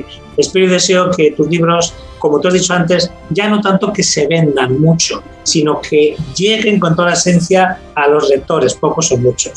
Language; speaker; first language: Spanish; native; Spanish